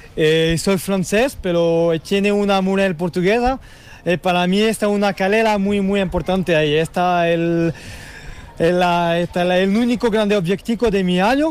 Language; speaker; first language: Portuguese; non-native, learner; French